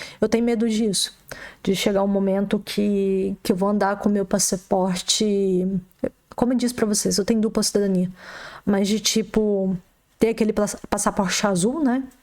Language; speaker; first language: Portuguese; native; Portuguese